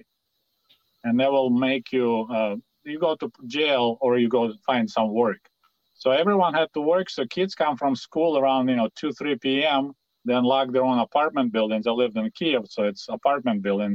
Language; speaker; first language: English; non-native, fluent; Russian